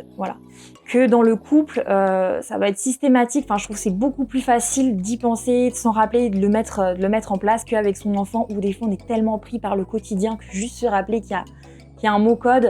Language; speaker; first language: French; native; French